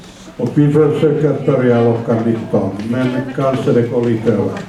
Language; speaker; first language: Swedish; non-native, fluent; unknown